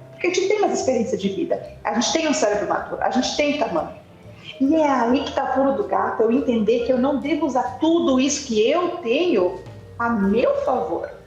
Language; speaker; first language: Portuguese; early bilingual, heritage; German